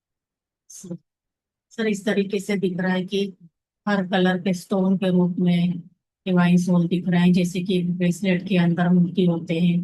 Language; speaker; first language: Hindi; native; Hindi